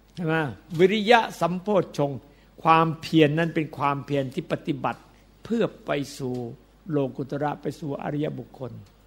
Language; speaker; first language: Thai; native; Thai